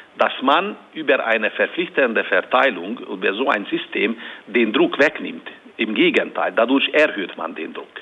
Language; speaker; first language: German; non-native, fluent; Hungarian